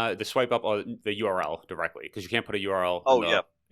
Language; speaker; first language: English; native; English